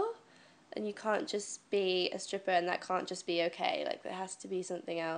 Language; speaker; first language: English; native; English